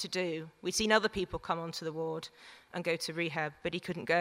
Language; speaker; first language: English; native; English